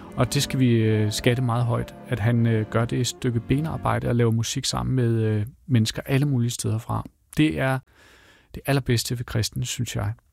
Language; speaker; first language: Danish; native; Danish